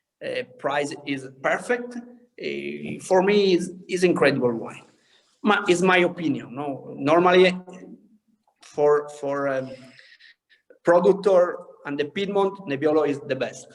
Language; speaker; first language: English; non-native, learner; Italian